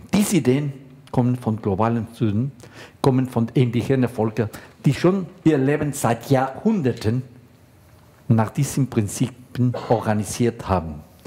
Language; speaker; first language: German; non-native, fluent; Spanish